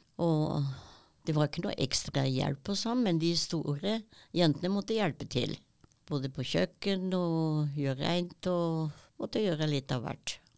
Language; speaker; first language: Norwegian; early bilingual, other home language; German